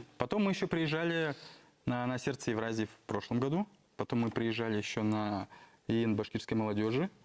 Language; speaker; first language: Russian; native; Russian